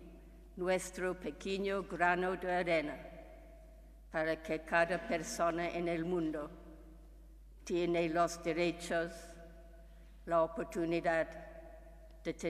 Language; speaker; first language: Spanish; non-native, fluent; English